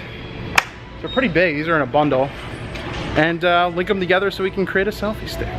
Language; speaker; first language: English; native; English